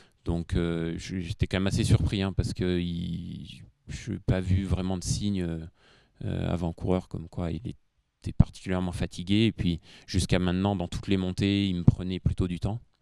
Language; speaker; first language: French; native; French